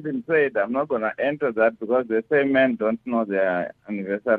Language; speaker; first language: English; non-native, local second language; Shona